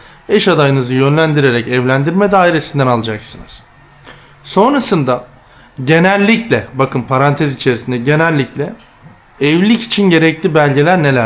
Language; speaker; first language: Turkish; native; Turkish